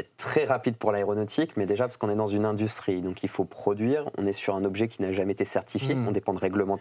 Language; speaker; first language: French; native; French